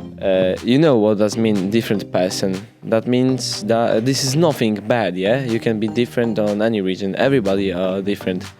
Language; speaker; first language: English; non-native, learner; Polish